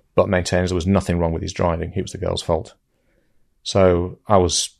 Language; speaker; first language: English; native; English